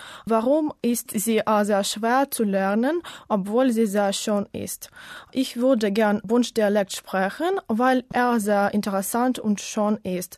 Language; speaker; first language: German; non-native, learner; Ukrainian